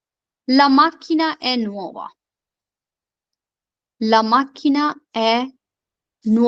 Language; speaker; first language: Italian; non-native, fluent; Urdu